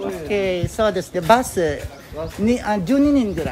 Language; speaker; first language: Japanese; non-native, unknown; Filipino